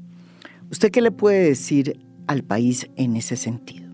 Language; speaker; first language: Spanish; native; Spanish